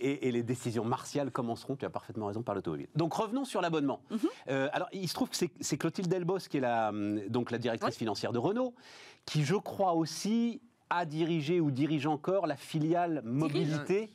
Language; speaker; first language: French; native; French